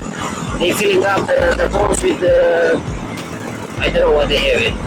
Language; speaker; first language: English; non-native, learner; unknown